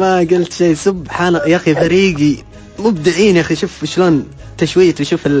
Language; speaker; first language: Arabic; native; Arabic